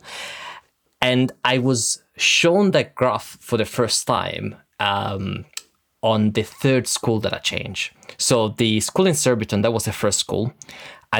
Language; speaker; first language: English; early bilingual, other home language; Italian